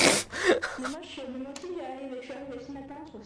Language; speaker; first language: French; native; French